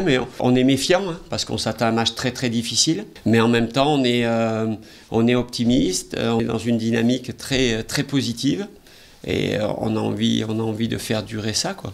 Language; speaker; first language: French; native; French